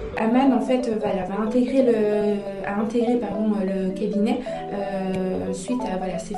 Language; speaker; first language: French; native; French